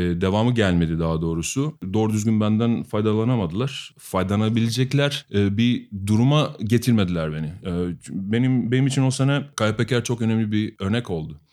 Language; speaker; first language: Turkish; non-native, fluent; Albanian